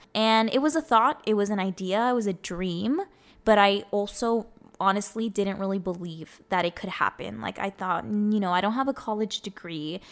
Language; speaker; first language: English; early bilingual, other home language; Spanish